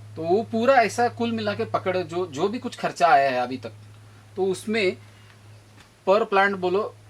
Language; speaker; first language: Hindi; non-native, local second language; Marathi